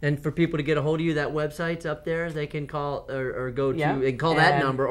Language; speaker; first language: English; native; English